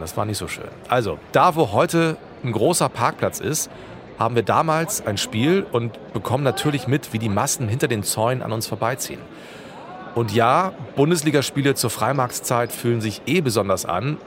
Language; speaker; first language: German; native; German